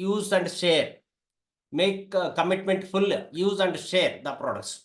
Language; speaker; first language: English; non-native, local second language; Telugu